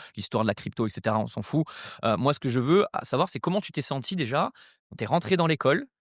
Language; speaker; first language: French; native; French